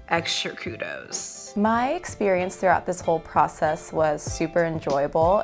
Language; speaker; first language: English; native; English